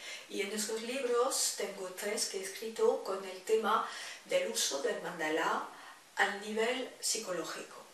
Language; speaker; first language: Spanish; non-native, fluent; French